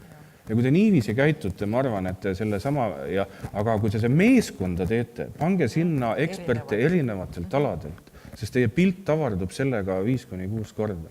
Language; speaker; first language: Estonian; native; Estonian